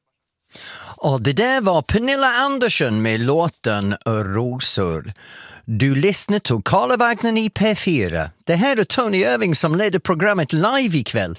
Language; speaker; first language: Swedish; non-native, fluent; English